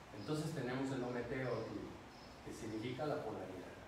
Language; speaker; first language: Spanish; native; Spanish